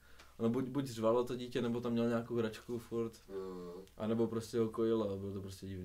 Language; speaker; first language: Czech; native; Czech